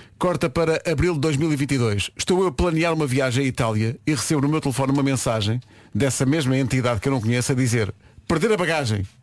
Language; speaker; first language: Portuguese; native; Portuguese